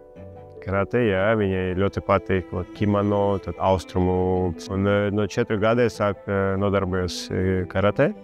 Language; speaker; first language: Latvian; non-native, local second language; Russian